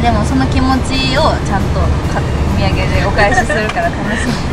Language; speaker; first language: Japanese; native; Japanese